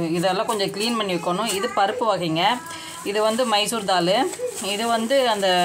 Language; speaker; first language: Tamil; non-native, local second language; Telugu